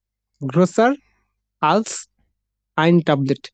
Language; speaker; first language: German; non-native, learner; Bangla